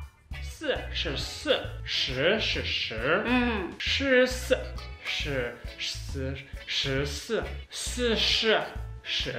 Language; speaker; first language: Chinese; non-native, learner; Danish